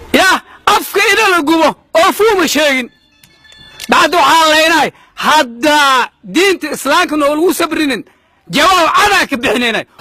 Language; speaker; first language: Somali; native; Somali